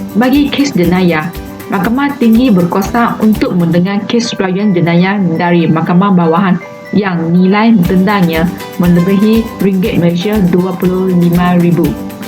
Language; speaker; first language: Malay; non-native, local second language; Chinese